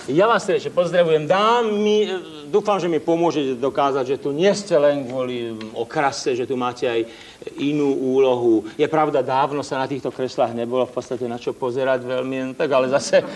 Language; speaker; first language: Slovak; native; Slovak